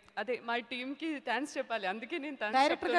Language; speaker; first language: Telugu; non-native, learner; Malayalam